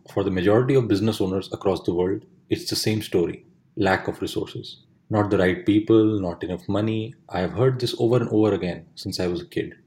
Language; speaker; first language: English; non-native, local second language; Hindi